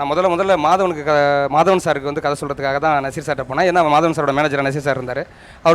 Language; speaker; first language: Tamil; native; Tamil